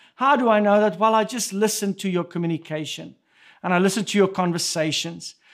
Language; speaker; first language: English; non-native, local second language; Afrikaans